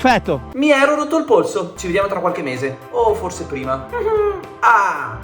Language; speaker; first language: Italian; native; Italian